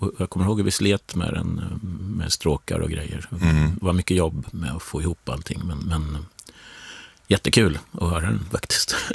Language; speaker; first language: Swedish; native; Swedish